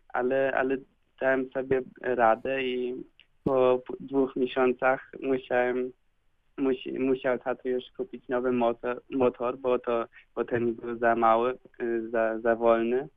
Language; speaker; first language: Polish; early bilingual, heritage; Polish